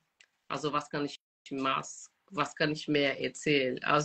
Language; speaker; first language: German; non-native, fluent; Portuguese